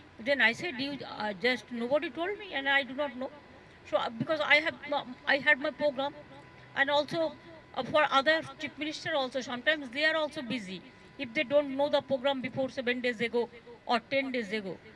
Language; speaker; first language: English; non-native, local second language; Bangla